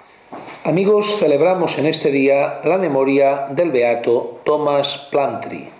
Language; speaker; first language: Spanish; native; Spanish